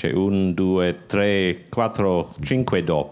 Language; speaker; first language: Italian; non-native, learner; English